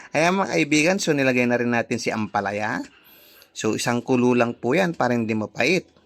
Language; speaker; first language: Filipino; non-native, local second language; Iloko